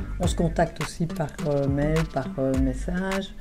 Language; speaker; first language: French; native; French